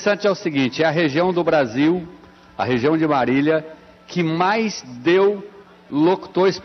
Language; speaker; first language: Portuguese; native; Portuguese